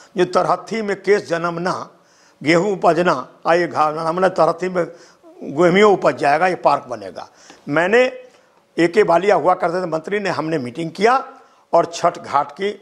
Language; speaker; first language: Hindi; native; Hindi